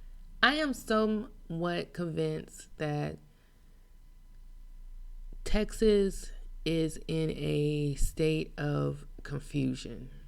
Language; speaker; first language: English; native; English